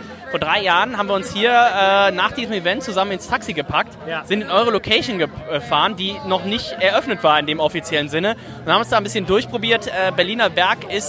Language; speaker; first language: German; native; German